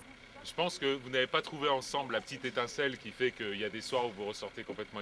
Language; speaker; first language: French; native; French